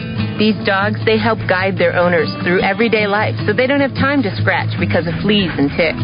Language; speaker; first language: English; native; English